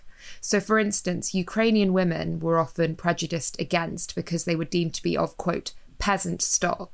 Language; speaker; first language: English; native; English